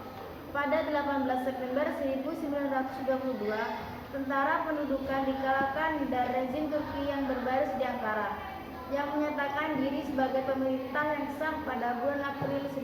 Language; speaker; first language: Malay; non-native, local second language; Madurese